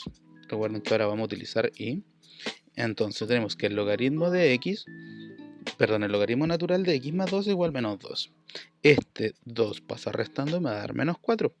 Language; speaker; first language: Spanish; native; Spanish